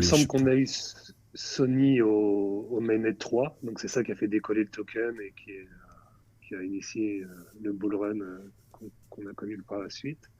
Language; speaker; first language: French; native; French